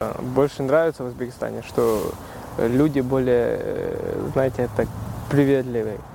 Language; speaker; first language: Russian; native; Russian